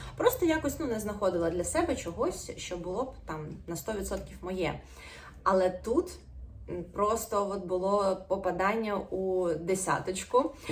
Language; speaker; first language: Ukrainian; non-native, local second language; Russian